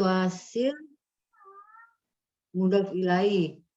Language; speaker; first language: Arabic; non-native, learner; Indonesian